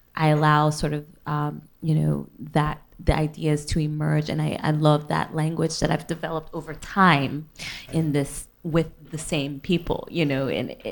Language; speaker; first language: English; native; English